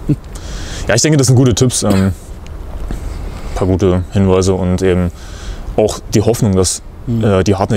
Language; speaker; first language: German; native; German